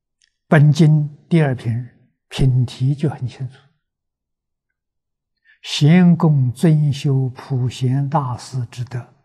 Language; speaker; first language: Chinese; native; Chinese